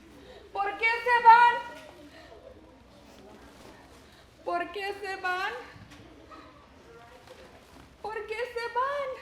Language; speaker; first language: Spanish; non-native, learner; English